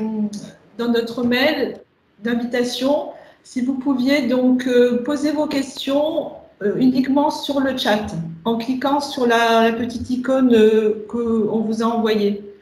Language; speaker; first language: French; native; French